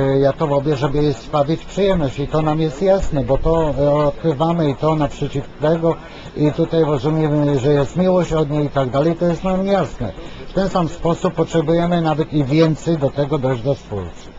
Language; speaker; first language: Polish; non-native, fluent; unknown